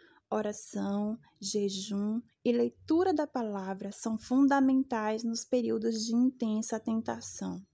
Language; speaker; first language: Portuguese; native; Portuguese